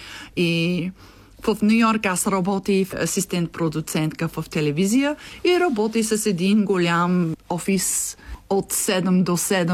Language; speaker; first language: Bulgarian; non-native, learner; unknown